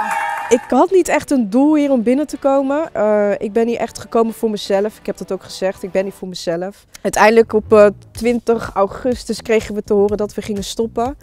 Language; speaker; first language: Dutch; native; Dutch